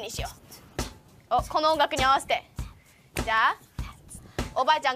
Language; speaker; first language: Japanese; native; Japanese